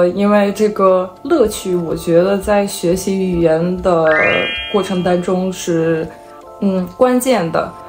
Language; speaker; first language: Chinese; non-native, fluent; Serbian